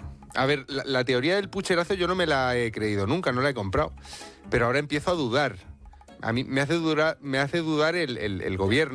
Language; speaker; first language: Spanish; native; Spanish